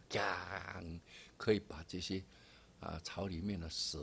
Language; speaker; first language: Chinese; native; Chinese